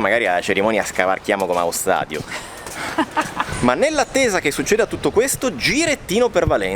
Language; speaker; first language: Italian; native; Italian